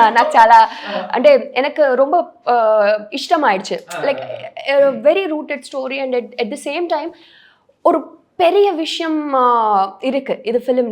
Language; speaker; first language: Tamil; non-native, learner; Telugu